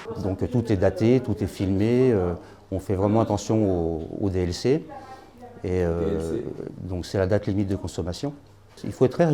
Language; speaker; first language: French; native; French